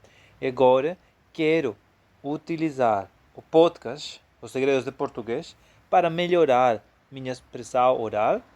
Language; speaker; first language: Portuguese; non-native, fluent; Spanish